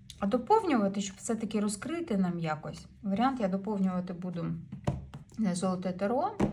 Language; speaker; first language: Ukrainian; non-native, local second language; Russian